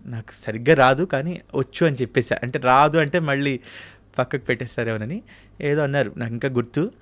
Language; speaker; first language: Telugu; native; Telugu